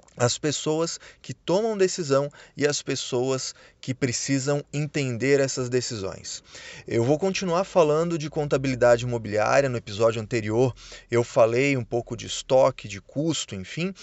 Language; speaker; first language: Portuguese; native; Portuguese